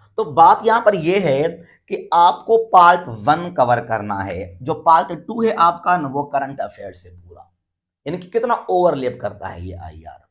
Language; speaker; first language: Urdu; non-native, local second language; Sindhi